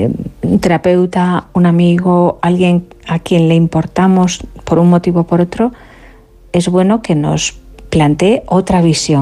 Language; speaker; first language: Spanish; native; Spanish